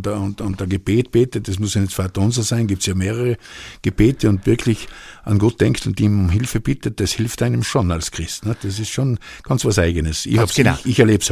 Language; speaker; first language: German; native; German